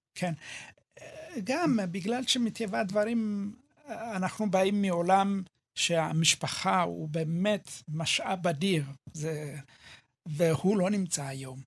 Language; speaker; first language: Hebrew; early bilingual, other home language; Amharic